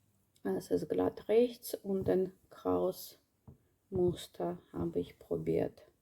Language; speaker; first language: German; non-native, learner; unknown